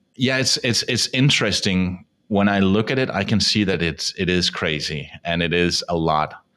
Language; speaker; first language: English; non-native, fluent; Danish